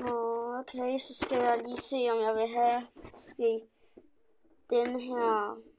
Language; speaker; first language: Danish; early bilingual, other home language; Polish